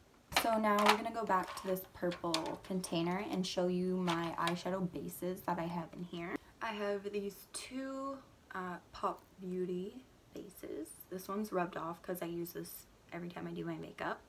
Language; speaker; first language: English; native; English